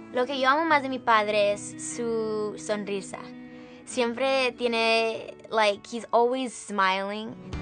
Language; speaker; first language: Spanish; early bilingual, other home language; English